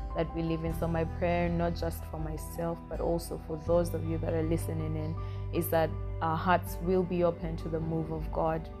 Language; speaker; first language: English; non-native, local second language; Acoli